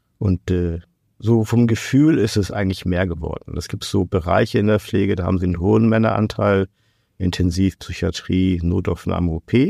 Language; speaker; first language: German; non-native, fluent; Portuguese